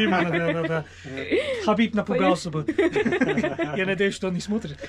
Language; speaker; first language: Russian; non-native, fluent; English